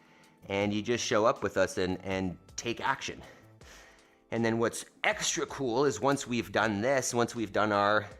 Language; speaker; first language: English; native; English